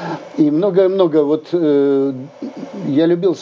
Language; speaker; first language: Russian; native; Russian